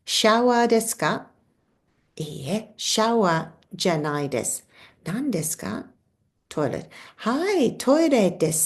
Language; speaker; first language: Japanese; non-native, fluent; English